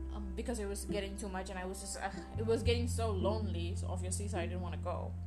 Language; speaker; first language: English; early bilingual, other home language; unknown